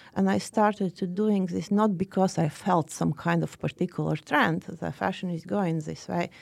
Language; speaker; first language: English; non-native, fluent; Latvian